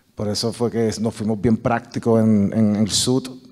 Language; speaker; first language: Spanish; native; Spanish